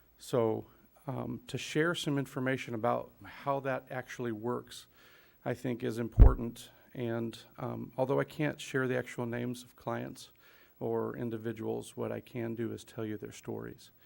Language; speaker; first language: English; native; English